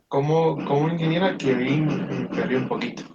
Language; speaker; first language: Spanish; native; Spanish